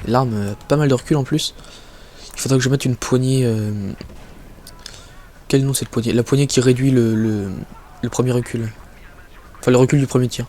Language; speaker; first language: French; native; French